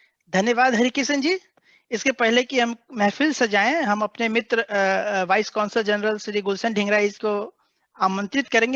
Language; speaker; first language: Hindi; native; Hindi